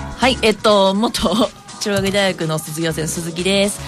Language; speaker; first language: Japanese; native; Japanese